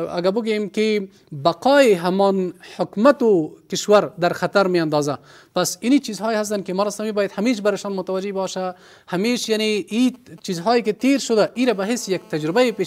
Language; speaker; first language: Persian; non-native, local second language; Pashto